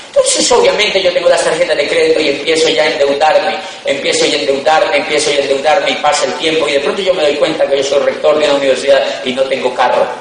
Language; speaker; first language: Spanish; native; Spanish